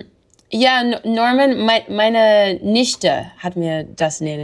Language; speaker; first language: German; non-native, learner; English